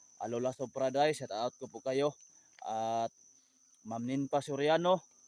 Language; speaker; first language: Filipino; non-native, local second language; Cebuano